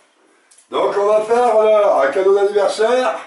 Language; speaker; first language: French; native; French